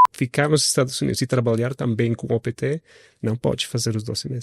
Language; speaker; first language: Portuguese; non-native, fluent; Spanish